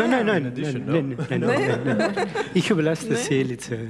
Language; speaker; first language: German; early bilingual, other home language; Slovenian